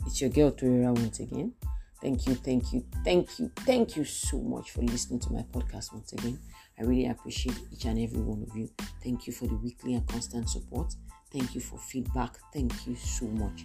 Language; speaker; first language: English; non-native, local second language; Yoruba